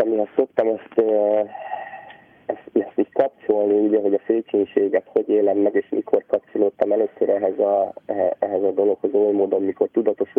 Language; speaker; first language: Hungarian; native; Hungarian